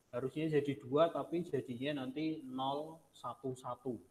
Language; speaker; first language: Indonesian; non-native, local second language; Javanese